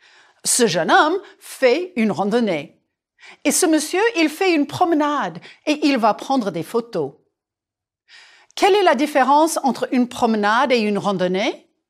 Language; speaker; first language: French; non-native, fluent; English